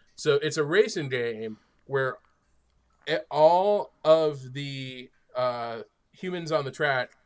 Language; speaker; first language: English; native; English